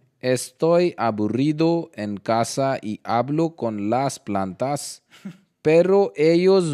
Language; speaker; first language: Spanish; non-native, learner; Hindi